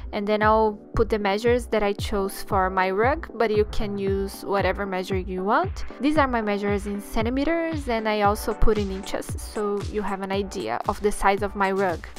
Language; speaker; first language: English; non-native, learner; Portuguese